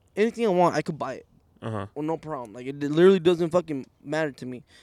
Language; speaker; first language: English; early bilingual, other home language; Spanish